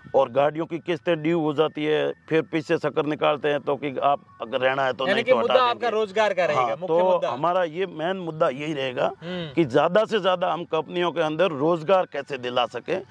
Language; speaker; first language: Hindi; native; Hindi